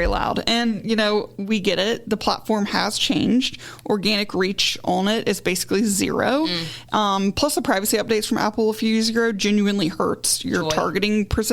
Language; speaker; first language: English; native; English